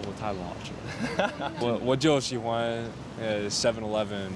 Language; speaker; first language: Chinese; non-native, fluent; English